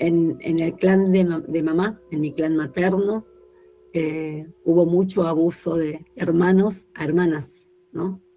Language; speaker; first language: Spanish; native; Spanish